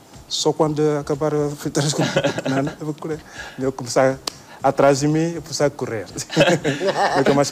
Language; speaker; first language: Portuguese; non-native, learner; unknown